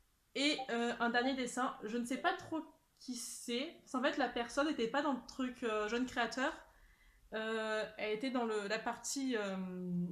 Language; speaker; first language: French; native; French